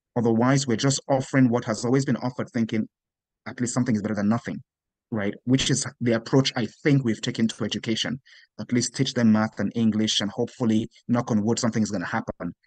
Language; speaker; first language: English; non-native, local second language; Yoruba